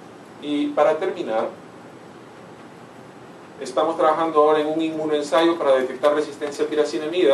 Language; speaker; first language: Spanish; native; Spanish